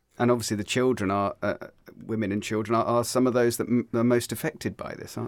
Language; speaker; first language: English; native; English